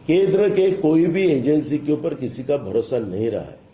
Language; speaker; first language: Hindi; non-native, local second language; Marathi